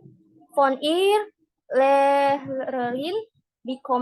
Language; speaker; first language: German; non-native, learner; Indonesian